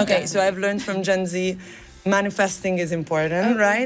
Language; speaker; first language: English; non-native, fluent; Italian